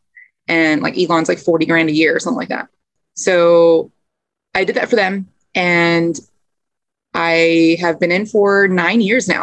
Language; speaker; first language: English; native; English